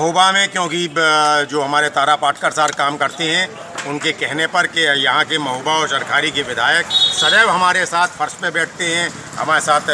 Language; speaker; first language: Hindi; native; Hindi